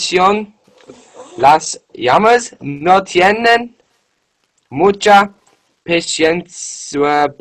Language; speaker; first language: Spanish; non-native, learner; English